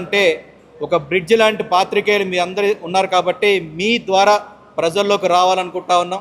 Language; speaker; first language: Telugu; native; Telugu